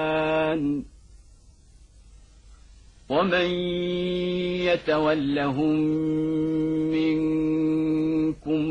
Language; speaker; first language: Arabic; native; Arabic